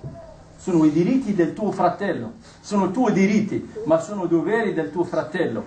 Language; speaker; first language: Italian; non-native, fluent; Arabic